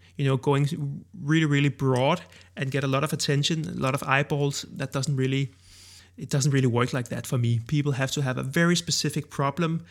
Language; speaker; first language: English; non-native, fluent; Danish